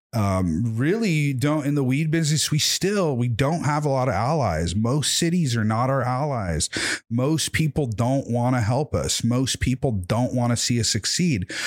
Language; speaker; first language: English; native; English